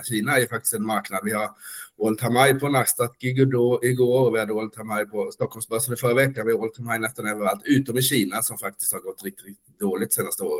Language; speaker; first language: Swedish; native; Swedish